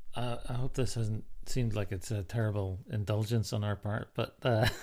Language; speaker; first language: English; native; English